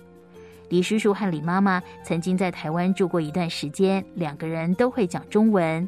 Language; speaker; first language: Chinese; native; Chinese